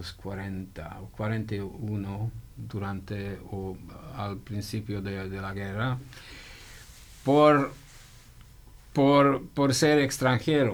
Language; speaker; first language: Spanish; non-native, fluent; Hungarian